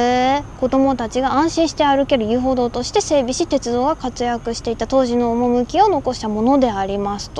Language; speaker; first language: Japanese; native; Japanese